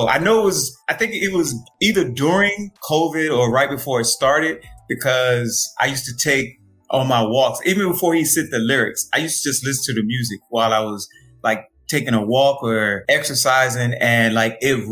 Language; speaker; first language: English; native; English